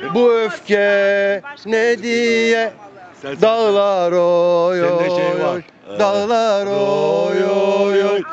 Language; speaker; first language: Turkish; native; Turkish